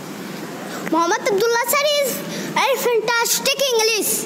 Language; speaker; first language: English; non-native, learner; Hindi